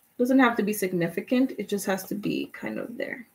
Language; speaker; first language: English; non-native, fluent; Spanish